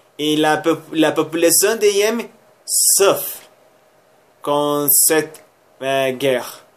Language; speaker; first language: French; non-native, learner; Spanish